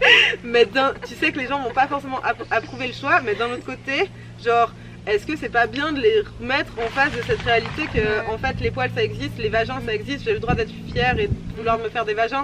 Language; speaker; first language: French; native; French